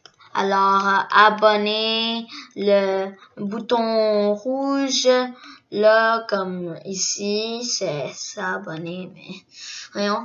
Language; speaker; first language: French; early bilingual, other home language; Korean